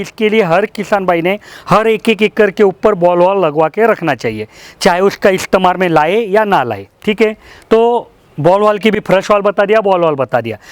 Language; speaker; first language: Hindi; non-native, local second language; Marathi